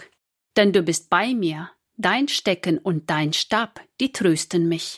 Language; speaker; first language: German; native; German